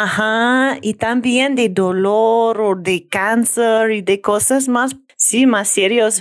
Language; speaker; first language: Spanish; non-native, learner; English